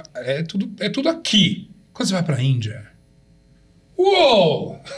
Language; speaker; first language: Portuguese; native; Portuguese